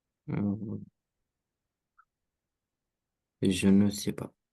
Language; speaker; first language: French; non-native, learner; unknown